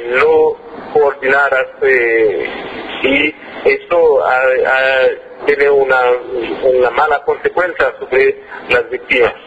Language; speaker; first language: Spanish; non-native, fluent; French